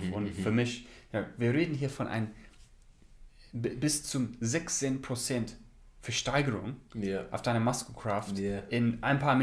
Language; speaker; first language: German; non-native, learner; English